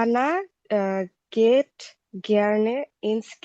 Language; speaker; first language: German; non-native, learner; Bangla